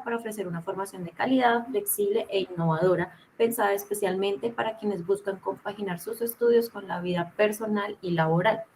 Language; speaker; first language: Spanish; native; Spanish